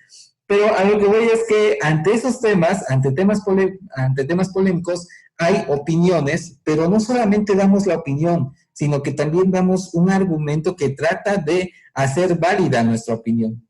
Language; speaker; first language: Spanish; native; Spanish